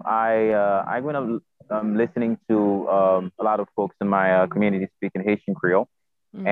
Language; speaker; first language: English; non-native, fluent; Haitian Creole